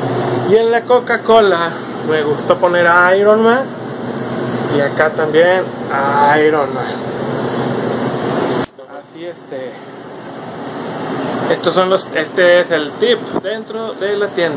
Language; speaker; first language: Spanish; native; Spanish